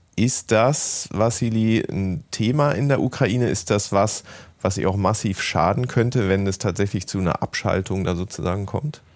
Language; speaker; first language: German; native; German